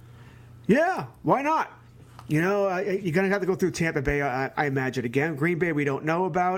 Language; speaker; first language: English; native; English